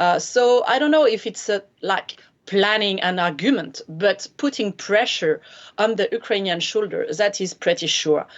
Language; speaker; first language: English; non-native, fluent; French